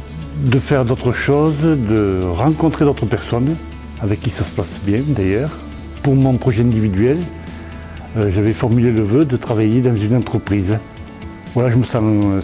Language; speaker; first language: French; native; French